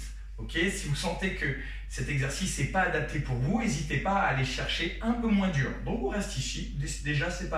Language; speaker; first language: French; native; French